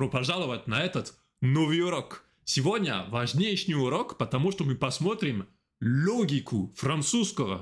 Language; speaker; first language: Russian; non-native, fluent; French